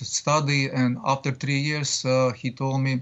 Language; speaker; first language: English; non-native, learner; Latvian